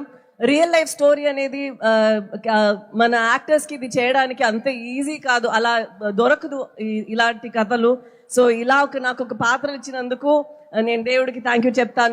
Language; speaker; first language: Telugu; non-native, local second language; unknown